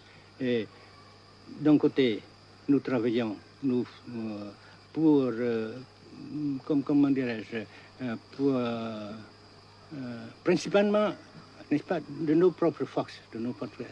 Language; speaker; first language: French; non-native, local second language; Vietnamese